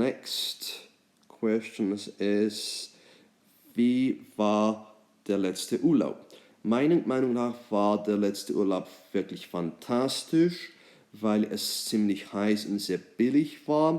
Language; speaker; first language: German; non-native, fluent; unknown